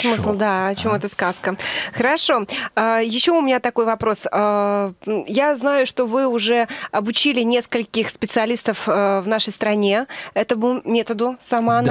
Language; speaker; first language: Russian; native; Russian